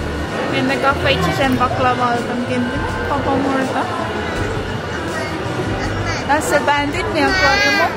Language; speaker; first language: Turkish; non-native, learner; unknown